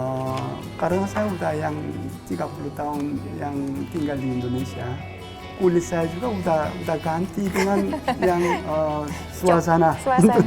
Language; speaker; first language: Indonesian; non-native, learner; Korean